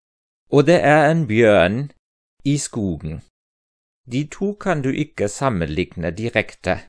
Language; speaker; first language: Norwegian; non-native, fluent; German